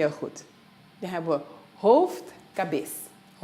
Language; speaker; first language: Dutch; non-native, local second language; Papiamento